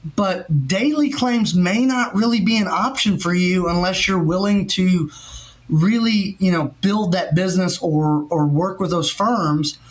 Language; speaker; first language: English; native; English